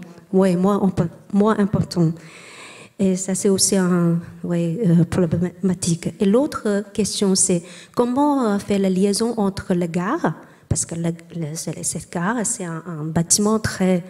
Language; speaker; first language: French; non-native, learner; Chinese